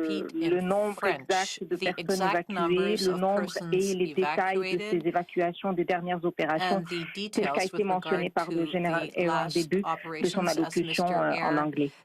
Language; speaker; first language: French; native; French